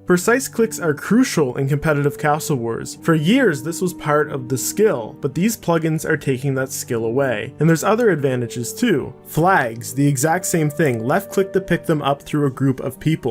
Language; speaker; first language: English; native; English